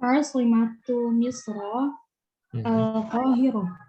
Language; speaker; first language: Arabic; non-native, learner; Indonesian